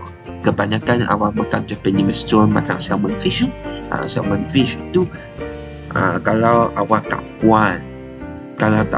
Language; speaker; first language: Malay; non-native, local second language; Chinese